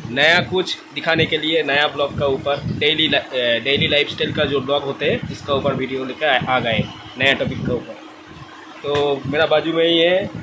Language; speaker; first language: Hindi; non-native, local second language; Bangla